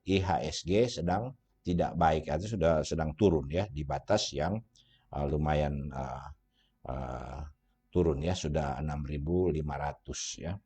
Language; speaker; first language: Indonesian; native; Indonesian